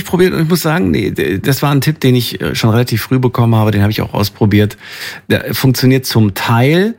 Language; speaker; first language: German; native; German